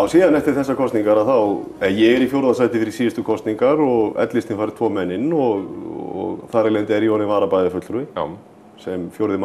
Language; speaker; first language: Icelandic; native; Icelandic